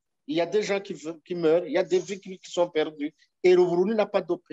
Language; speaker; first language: French; non-native, local second language; Rundi